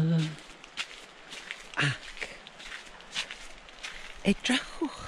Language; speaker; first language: Welsh; native; Welsh